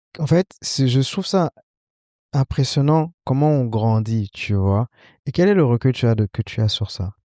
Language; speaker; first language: French; native; French